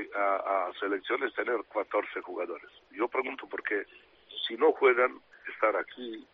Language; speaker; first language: Spanish; non-native, fluent; Serbian